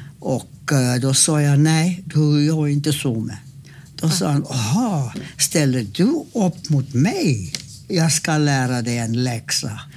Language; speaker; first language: Swedish; non-native, fluent; English